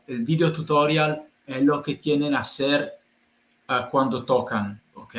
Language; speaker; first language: Spanish; non-native, learner; Italian